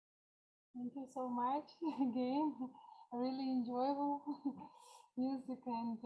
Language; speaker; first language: English; non-native, learner; Georgian